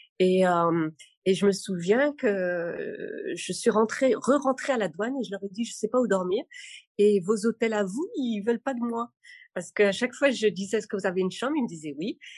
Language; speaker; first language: French; non-native, local second language; Arabic